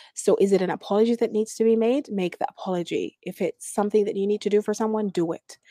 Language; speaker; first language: English; non-native, fluent; Arabic